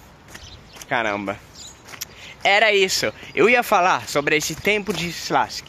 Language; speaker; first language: Portuguese; non-native, fluent; Swedish